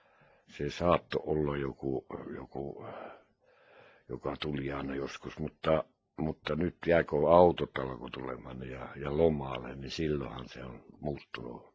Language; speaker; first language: Finnish; non-native, local second language; Norwegian